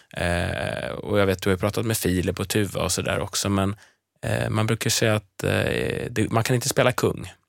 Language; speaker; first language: Swedish; native; Swedish